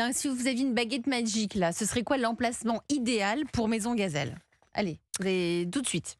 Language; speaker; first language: French; native; French